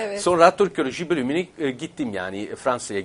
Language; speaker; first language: Turkish; non-native, fluent; Italian